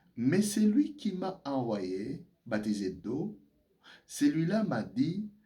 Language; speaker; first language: French; non-native, local second language; Swahili